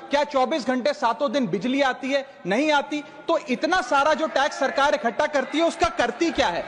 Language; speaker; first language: Hindi; native; Hindi